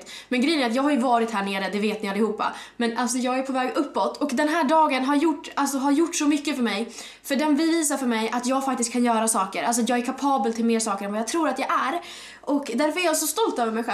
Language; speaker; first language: Swedish; native; Swedish